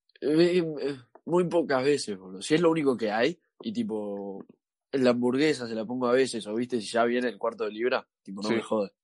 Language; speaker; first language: Spanish; native; Spanish